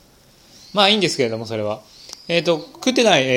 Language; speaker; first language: Japanese; native; Japanese